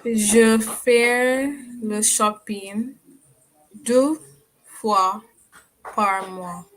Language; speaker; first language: French; non-native, learner; English